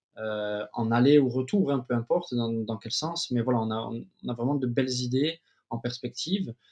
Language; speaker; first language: French; native; French